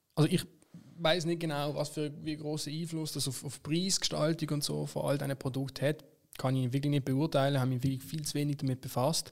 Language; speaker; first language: German; native; German